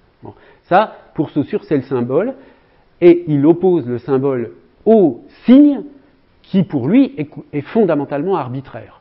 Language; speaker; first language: French; native; French